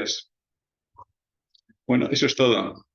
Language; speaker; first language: Spanish; native; Spanish